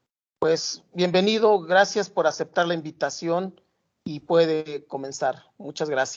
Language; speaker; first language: Spanish; native; Spanish